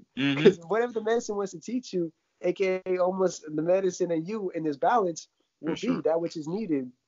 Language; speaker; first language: English; early bilingual, other home language; Russian